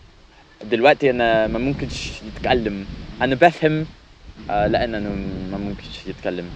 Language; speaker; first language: Arabic; non-native, learner; English